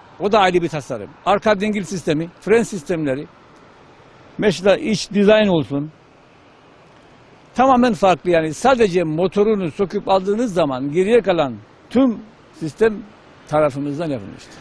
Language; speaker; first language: Turkish; native; Turkish